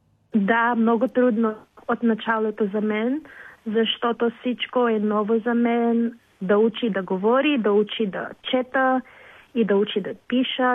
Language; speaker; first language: Bulgarian; non-native, learner; Filipino